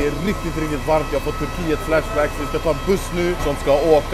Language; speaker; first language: Swedish; native; Swedish